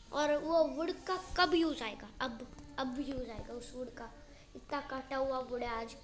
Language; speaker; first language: Hindi; non-native, local second language; Marathi